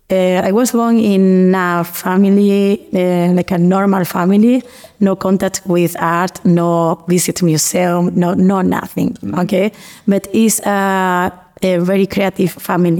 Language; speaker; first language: English; non-native, learner; Spanish